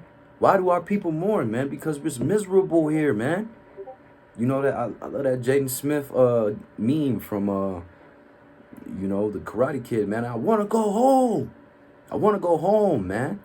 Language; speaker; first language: English; native; English